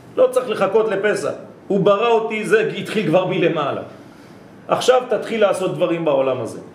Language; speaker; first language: Hebrew; non-native, fluent; French